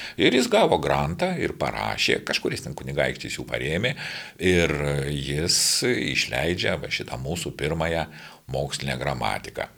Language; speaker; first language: Lithuanian; native; Lithuanian